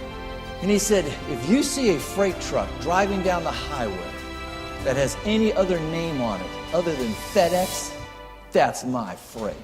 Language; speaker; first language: English; native; English